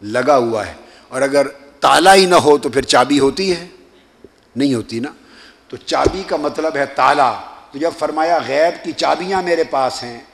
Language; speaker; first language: Urdu; native; Urdu